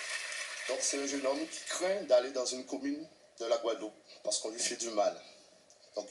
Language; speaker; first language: French; native; French